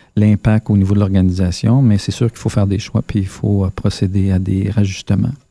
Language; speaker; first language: French; native; French